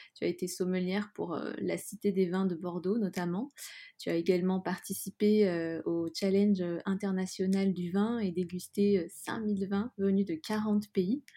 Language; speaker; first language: French; native; French